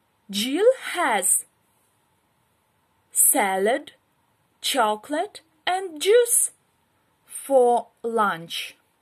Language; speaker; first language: English; non-native, fluent; Ukrainian